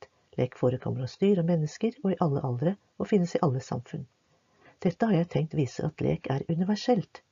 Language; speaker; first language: Norwegian; native; Norwegian